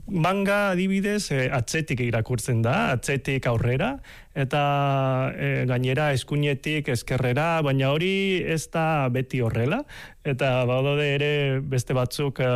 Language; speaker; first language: Basque; non-native, local second language; Spanish